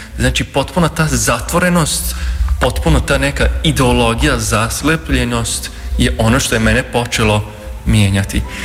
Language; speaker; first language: Croatian; early bilingual, heritage; Croatian